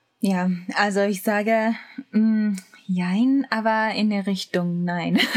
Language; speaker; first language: German; non-native, learner; Japanese